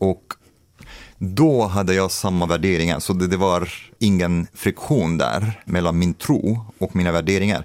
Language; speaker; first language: Swedish; non-native, fluent; Arabic